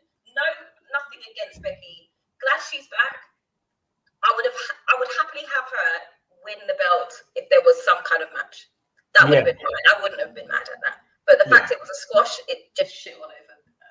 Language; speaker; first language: English; native; English